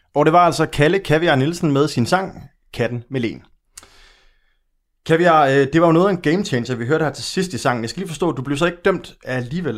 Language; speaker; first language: Danish; native; Danish